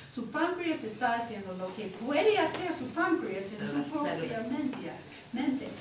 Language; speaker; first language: Spanish; non-native, fluent; English